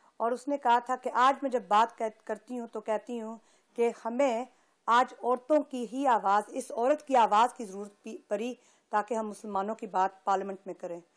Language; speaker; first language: Urdu; early bilingual, heritage; Urdu